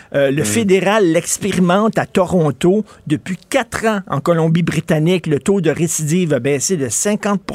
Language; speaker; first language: French; native; French